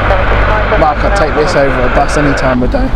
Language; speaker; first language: English; native; English